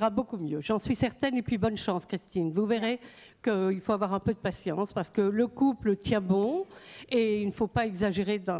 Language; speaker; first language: French; native; French